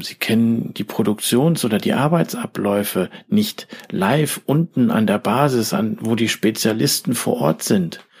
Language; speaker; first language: German; native; German